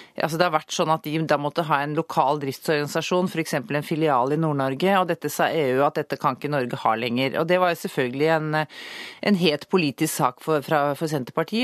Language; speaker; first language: Norwegian; native; Norwegian